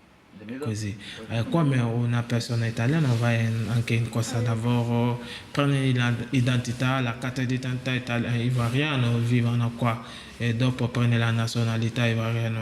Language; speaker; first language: Italian; non-native, learner; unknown